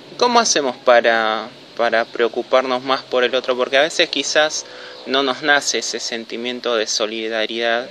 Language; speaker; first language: Spanish; native; Spanish